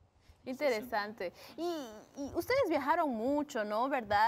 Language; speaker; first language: Spanish; native; Spanish